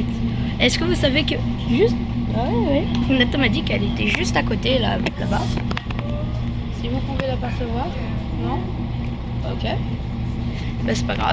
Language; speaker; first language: French; native; French